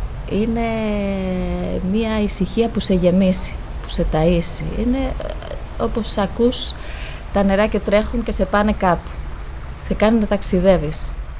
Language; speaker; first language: Greek; non-native, fluent; Spanish